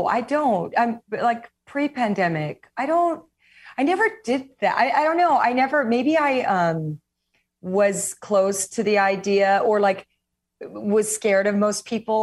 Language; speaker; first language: English; native; English